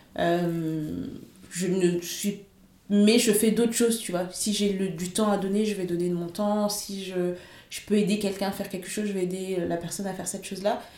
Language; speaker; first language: French; early bilingual, other home language; Lingala